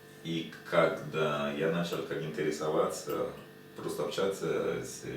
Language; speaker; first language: Russian; non-native, learner; Spanish